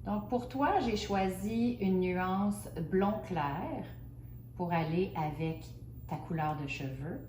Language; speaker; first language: French; native; French